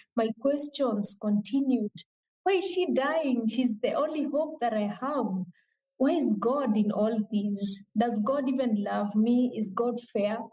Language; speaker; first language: English; non-native, local second language; Meru